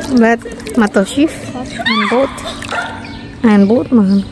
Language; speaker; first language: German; non-native, learner; Indonesian